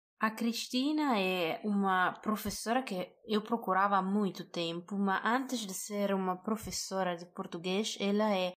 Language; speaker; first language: Portuguese; non-native, learner; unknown